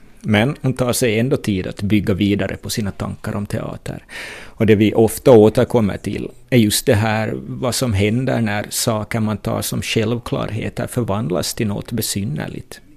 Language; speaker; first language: Swedish; native; Swedish